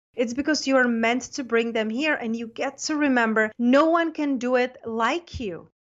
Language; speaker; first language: English; non-native, fluent; Czech